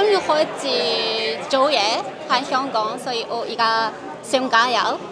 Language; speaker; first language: Cantonese; non-native, learner; Japanese